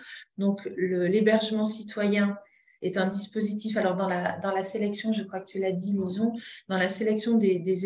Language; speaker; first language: French; native; French